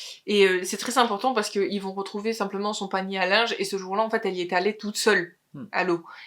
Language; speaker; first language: French; native; French